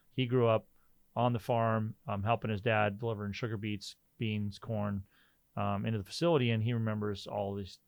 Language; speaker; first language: English; native; English